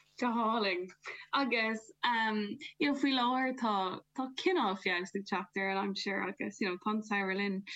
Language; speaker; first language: Irish; non-native, local second language; English